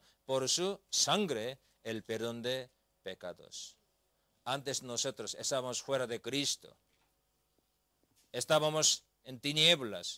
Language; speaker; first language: Spanish; non-native, learner; Korean